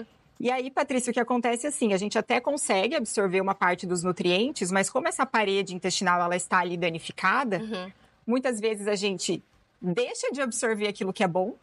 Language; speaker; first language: Portuguese; native; Portuguese